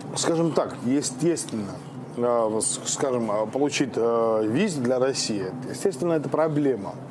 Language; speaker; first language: Russian; non-native, fluent; Finnish